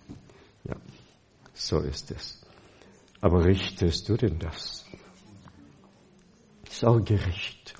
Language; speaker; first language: German; non-native, fluent; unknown